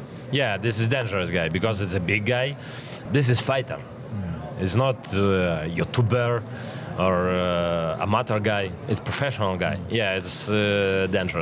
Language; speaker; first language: English; non-native, learner; Dutch